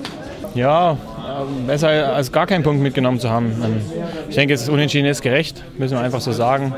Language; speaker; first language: German; native; German